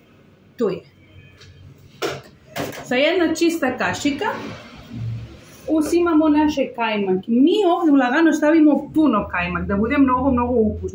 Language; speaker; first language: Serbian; non-native, learner; Spanish